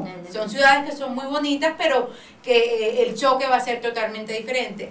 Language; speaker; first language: Spanish; native; Spanish